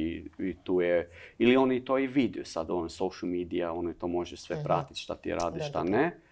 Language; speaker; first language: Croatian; non-native, learner; Albanian